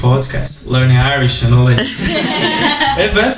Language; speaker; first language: English; non-native, fluent; Portuguese